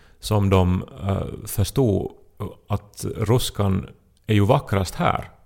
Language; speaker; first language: Swedish; native; Swedish